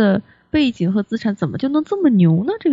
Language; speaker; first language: Chinese; native; Chinese